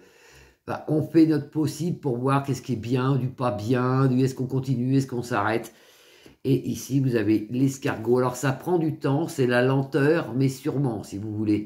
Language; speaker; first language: French; native; French